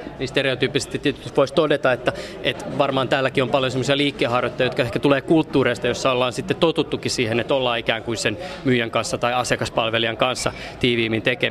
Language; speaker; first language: Finnish; native; Finnish